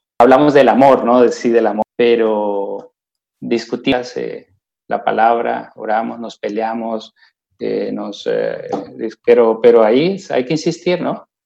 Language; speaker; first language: Spanish; native; Spanish